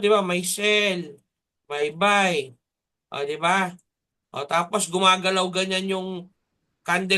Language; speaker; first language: Filipino; native; Filipino